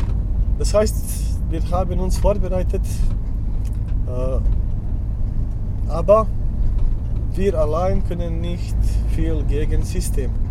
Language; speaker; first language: German; non-native, learner; Bosnian